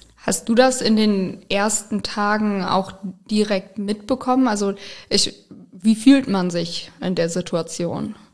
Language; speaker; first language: German; native; German